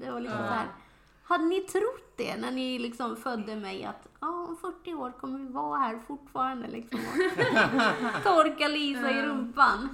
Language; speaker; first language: Swedish; native; Swedish